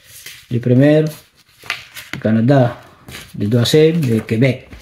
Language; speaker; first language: French; non-native, learner; Filipino